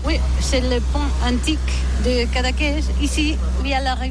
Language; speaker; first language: French; non-native, learner; Catalan